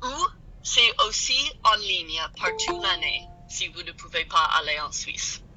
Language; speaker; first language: French; non-native, learner; English